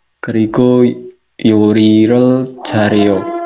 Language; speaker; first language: Korean; non-native, learner; Indonesian